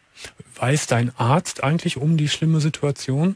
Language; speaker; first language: German; native; German